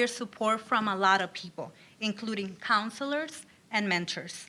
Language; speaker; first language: English; early bilingual, other home language; Spanish